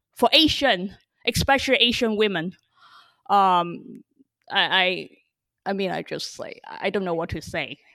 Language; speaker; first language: English; early bilingual, other home language; Chinese